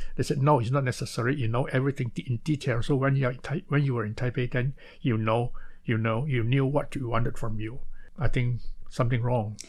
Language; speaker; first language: English; non-native, local second language; Cantonese